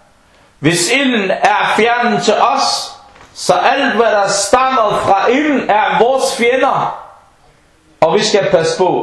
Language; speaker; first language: Danish; non-native, fluent; Arabic